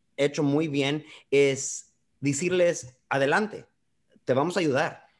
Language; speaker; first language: Spanish; early bilingual, heritage; Spanish